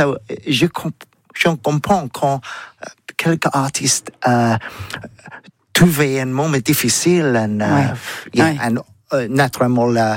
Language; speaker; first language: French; non-native, learner; English